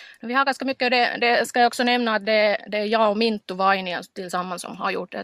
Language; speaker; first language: Swedish; non-native, local second language; Finnish